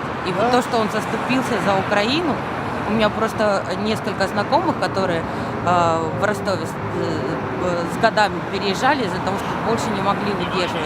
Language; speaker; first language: Russian; native; Russian